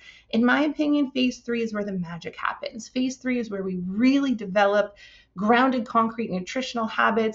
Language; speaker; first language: English; native; English